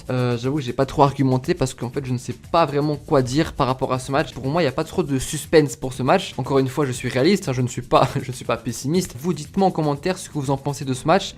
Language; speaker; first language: French; native; French